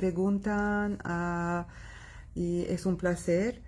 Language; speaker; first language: Spanish; non-native, local second language; Arabic